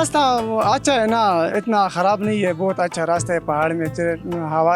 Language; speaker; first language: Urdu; non-native, local second language; Pashto